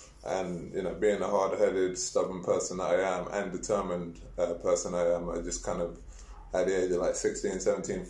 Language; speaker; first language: English; native; English